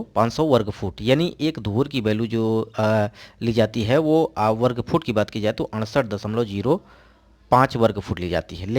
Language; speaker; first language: Hindi; native; Hindi